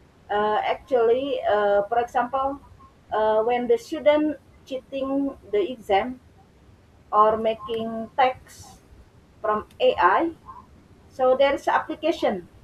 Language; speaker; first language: English; non-native, learner; Indonesian